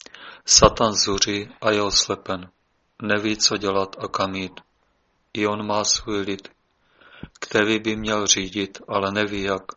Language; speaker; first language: Czech; native; Czech